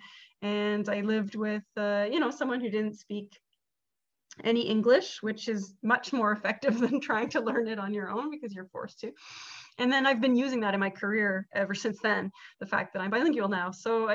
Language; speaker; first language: English; native; English